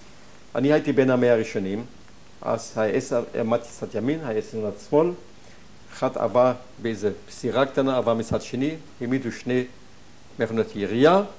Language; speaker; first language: Hebrew; non-native, fluent; German